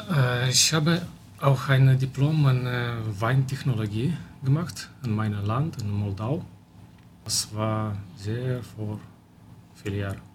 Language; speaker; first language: German; non-native, local second language; Romanian